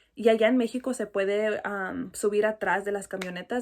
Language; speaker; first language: Spanish; early bilingual, heritage; Spanish